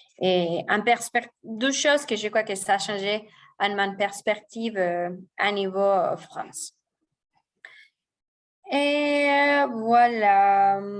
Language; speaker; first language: French; non-native, fluent; Spanish